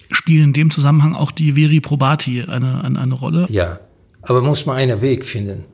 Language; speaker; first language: German; early bilingual, other home language; Portuguese